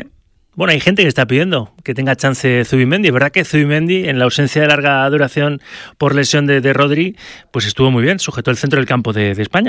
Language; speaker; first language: Spanish; native; Spanish